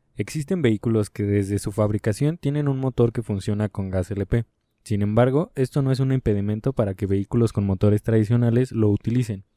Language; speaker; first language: Spanish; native; Spanish